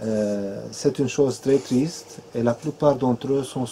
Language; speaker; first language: French; non-native, fluent; Arabic